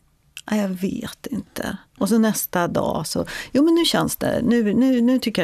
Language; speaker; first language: Swedish; native; Swedish